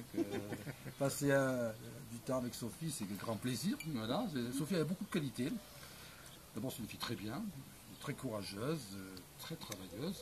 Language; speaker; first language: French; native; French